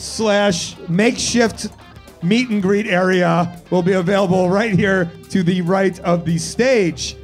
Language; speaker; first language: English; native; English